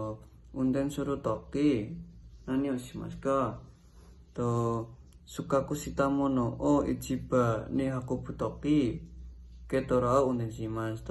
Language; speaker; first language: Japanese; non-native, learner; Indonesian